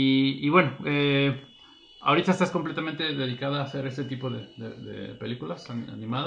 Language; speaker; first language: Spanish; native; Spanish